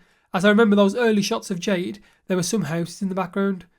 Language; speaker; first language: English; native; English